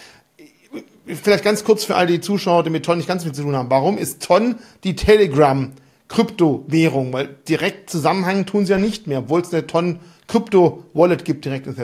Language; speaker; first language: German; native; German